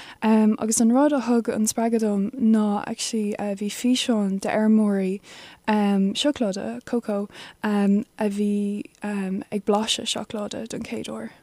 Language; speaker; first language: Irish; non-native, local second language; English